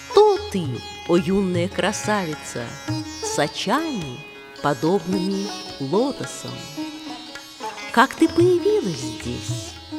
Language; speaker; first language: Russian; native; Russian